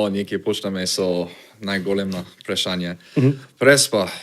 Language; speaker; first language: Macedonian; non-native, learner; English